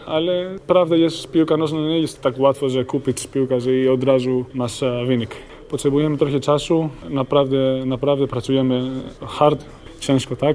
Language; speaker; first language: Polish; non-native, learner; Greek